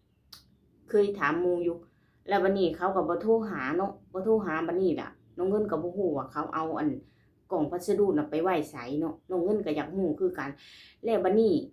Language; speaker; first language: Thai; non-native, local second language; Lao